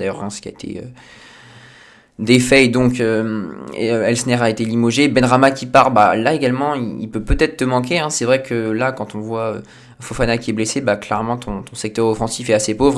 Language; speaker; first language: French; native; French